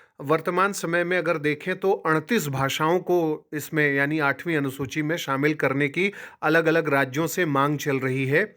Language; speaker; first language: Hindi; native; Hindi